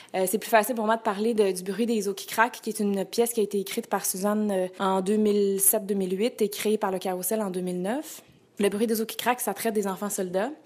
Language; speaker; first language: French; native; French